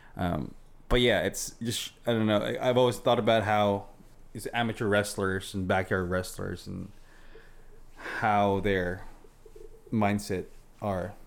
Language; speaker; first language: English; non-native, local second language; Filipino